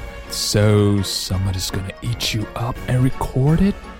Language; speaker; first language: English; non-native, fluent; Chinese